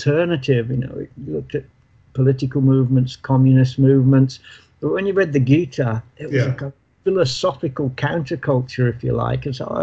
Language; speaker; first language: English; native; English